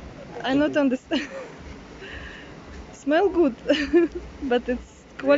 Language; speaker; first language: English; non-native, learner; Russian